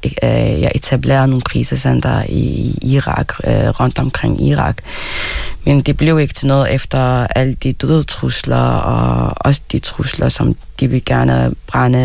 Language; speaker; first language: Danish; non-native, fluent; Arabic